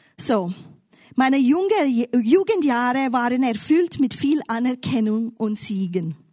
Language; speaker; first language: German; non-native, fluent; English